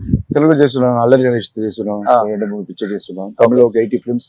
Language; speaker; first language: Telugu; non-native, local second language; Tamil